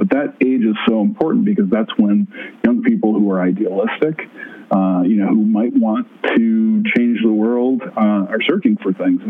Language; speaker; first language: English; native; English